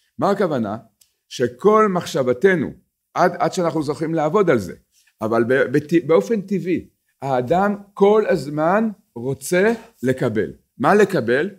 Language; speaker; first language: Hebrew; native; Hebrew